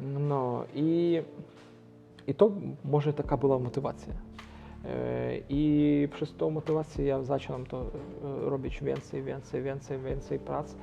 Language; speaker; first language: Polish; non-native, local second language; Ukrainian